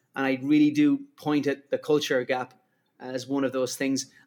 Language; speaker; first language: English; native; English